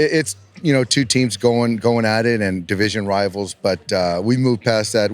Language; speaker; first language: English; native; English